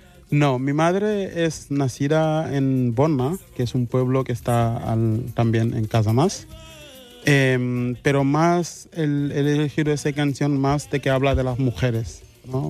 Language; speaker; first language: Spanish; non-native, fluent; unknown